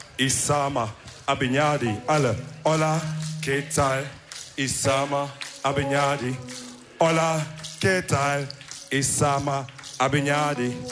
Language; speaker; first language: German; early bilingual, other home language; Wolof